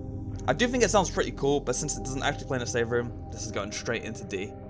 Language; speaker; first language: English; native; English